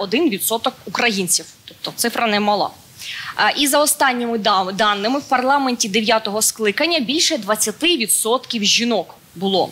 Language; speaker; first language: Ukrainian; native; Ukrainian